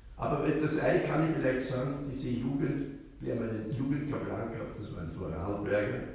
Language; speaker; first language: German; native; German